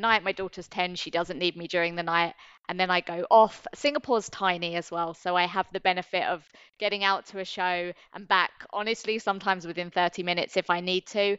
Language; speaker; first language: English; native; English